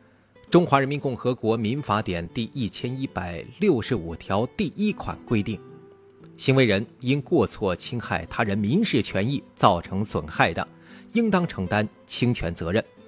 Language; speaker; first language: Chinese; native; Chinese